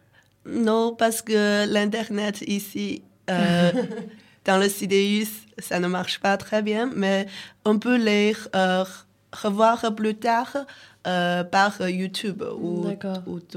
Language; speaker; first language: French; non-native, learner; Chinese